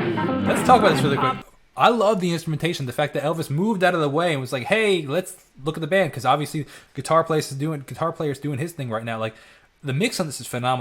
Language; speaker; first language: English; native; English